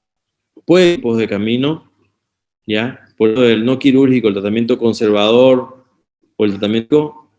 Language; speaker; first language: Spanish; native; Spanish